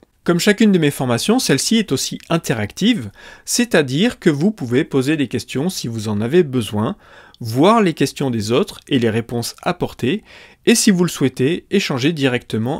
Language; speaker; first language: French; native; French